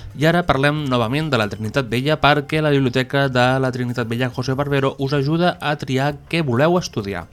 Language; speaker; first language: Catalan; native; Catalan